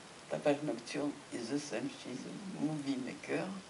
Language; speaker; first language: English; non-native, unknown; French